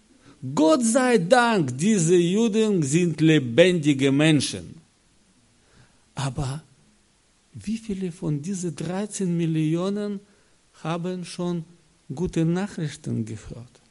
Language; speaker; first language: German; non-native, learner; Russian